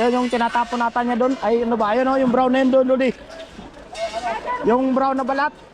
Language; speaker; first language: Filipino; native; Filipino